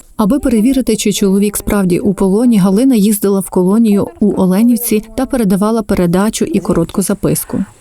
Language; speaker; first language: Ukrainian; native; Ukrainian